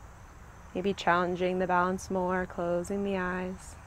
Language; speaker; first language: English; native; English